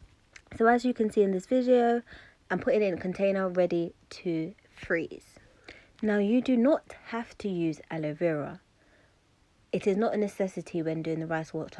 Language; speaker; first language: English; native; English